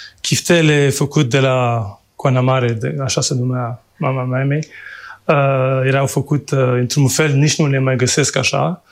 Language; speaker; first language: Romanian; non-native, fluent; French